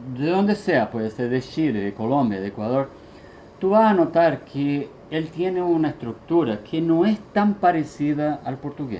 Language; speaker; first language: Spanish; early bilingual, heritage; Spanish